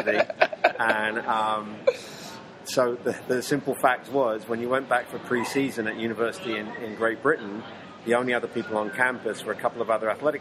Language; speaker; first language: English; native; English